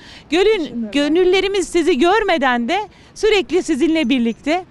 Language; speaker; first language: Turkish; native; Turkish